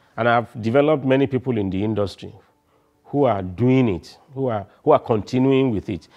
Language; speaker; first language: English; non-native, local second language; Yoruba